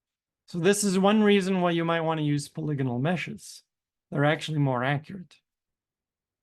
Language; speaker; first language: English; native; English